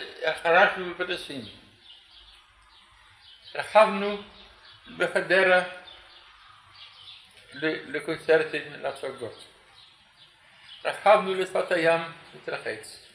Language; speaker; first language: Hebrew; non-native, fluent; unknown